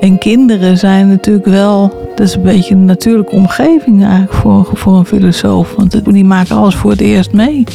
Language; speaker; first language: Dutch; native; Dutch